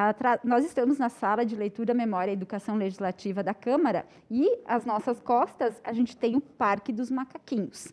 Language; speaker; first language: Portuguese; native; Portuguese